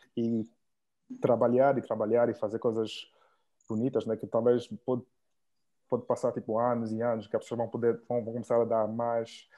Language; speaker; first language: Portuguese; early bilingual, heritage; Portuguese